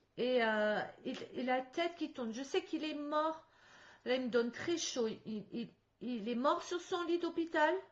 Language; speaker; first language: French; native; French